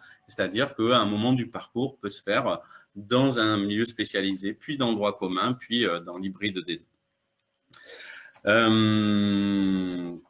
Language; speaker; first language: French; native; French